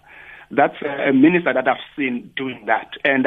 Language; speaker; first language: English; non-native, local second language; Xhosa